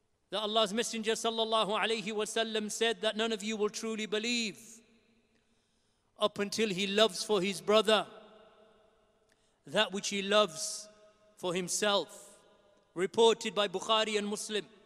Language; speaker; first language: English; native; English